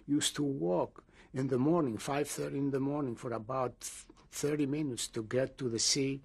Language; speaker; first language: English; non-native, fluent; Greek